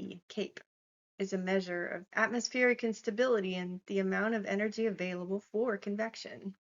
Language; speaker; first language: English; native; English